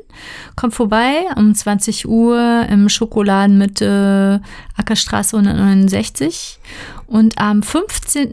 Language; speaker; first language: German; native; German